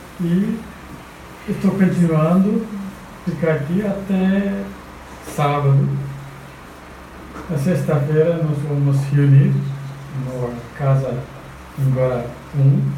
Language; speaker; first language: Portuguese; non-native, fluent; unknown